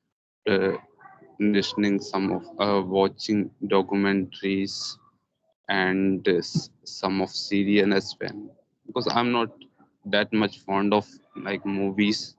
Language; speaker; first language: English; non-native, learner; Hindi